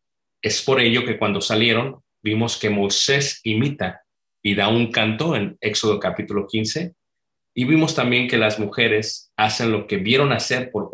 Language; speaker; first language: Spanish; native; Spanish